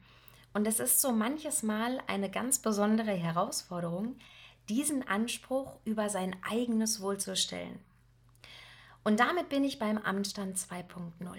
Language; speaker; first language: German; native; German